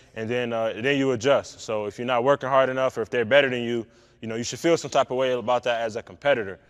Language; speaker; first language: English; native; English